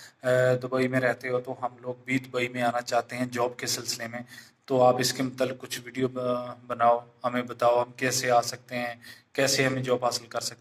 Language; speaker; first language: Hindi; native; Hindi